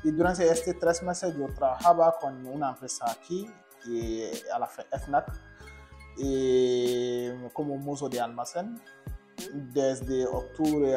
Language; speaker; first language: Spanish; non-native, learner; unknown